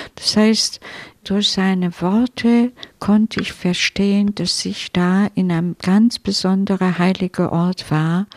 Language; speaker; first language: German; non-native, fluent; Italian